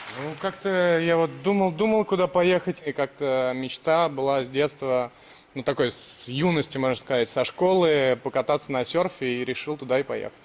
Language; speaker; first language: Russian; native; Russian